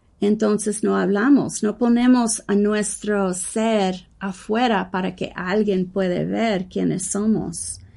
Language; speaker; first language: Spanish; non-native, learner; English